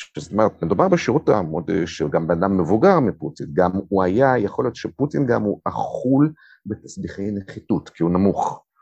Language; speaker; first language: Hebrew; non-native, fluent; Russian